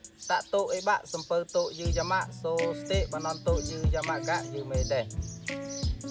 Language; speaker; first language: Japanese; non-native, learner; Khmer